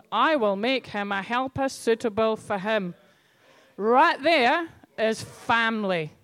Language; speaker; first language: English; native; English